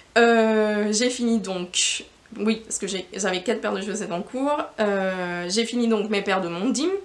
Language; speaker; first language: French; non-native, fluent; Spanish